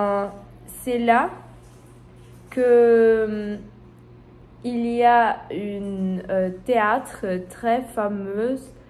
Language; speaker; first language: French; non-native, learner; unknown